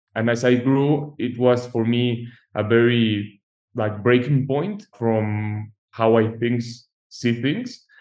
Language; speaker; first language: English; non-native, fluent; Spanish